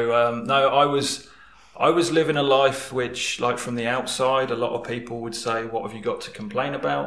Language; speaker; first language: English; native; English